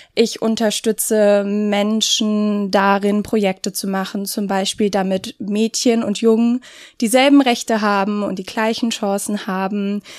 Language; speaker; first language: German; native; German